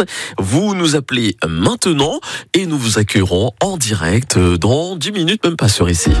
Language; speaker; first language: French; native; French